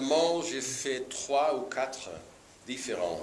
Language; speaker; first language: French; non-native, learner; Dutch